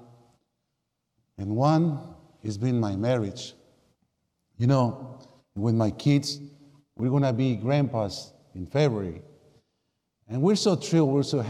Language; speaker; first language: English; non-native, fluent; Spanish